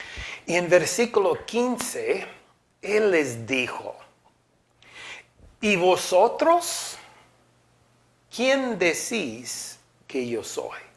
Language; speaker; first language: Spanish; non-native, fluent; English